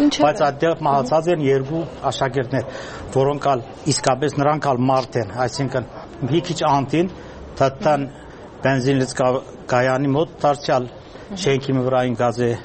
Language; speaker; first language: Armenian; early bilingual, heritage; Armenian